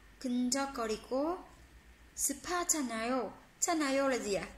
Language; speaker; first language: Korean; non-native, fluent; Vietnamese